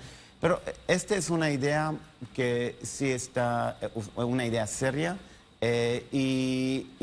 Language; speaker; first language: Spanish; non-native, learner; Hebrew